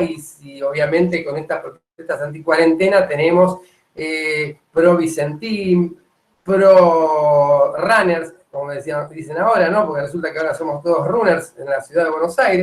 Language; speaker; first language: Spanish; native; Spanish